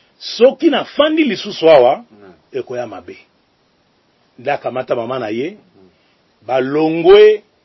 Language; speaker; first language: Lingala; non-native, local second language; Luba-Lulua